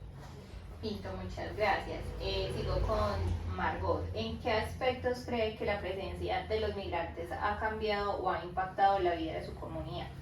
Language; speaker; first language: Spanish; native; Spanish